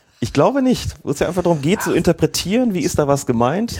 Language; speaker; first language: German; native; German